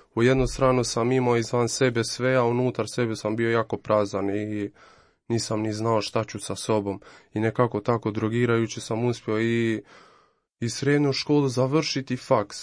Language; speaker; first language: Croatian; non-native, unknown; Albanian